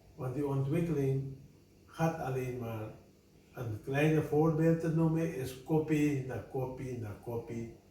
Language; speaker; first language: Dutch; non-native, local second language; Caribbean Hindustani